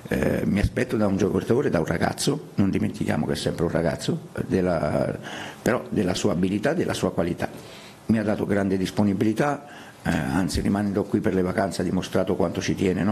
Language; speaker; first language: Italian; native; Italian